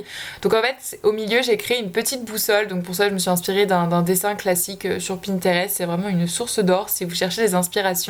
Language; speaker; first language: French; native; French